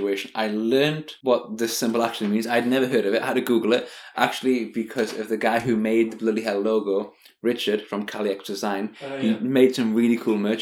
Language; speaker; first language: English; native; English